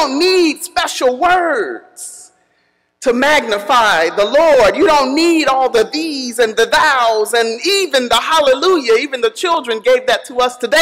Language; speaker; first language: English; native; English